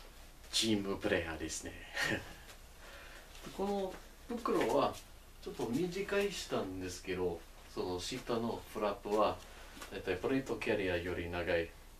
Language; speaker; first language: Japanese; non-native, learner; English